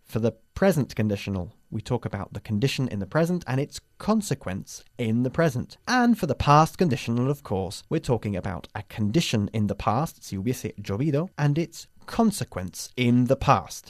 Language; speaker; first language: English; native; English